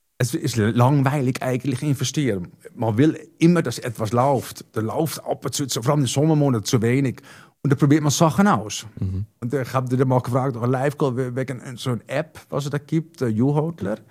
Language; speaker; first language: German; non-native, fluent; Dutch